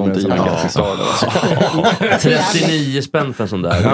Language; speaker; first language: Swedish; native; Swedish